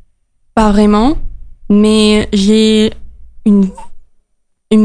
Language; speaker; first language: French; non-native, learner; Russian